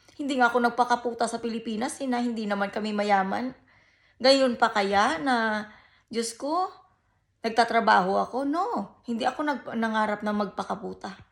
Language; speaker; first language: Filipino; native; Filipino